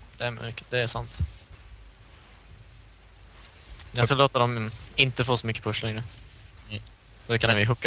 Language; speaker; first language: Swedish; native; Swedish